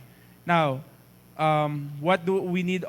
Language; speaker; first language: English; non-native, fluent; Filipino